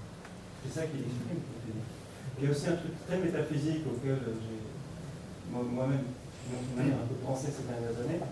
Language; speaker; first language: French; native; French